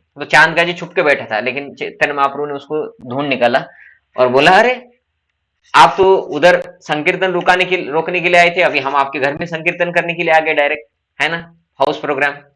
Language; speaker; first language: Hindi; non-native, local second language; Marathi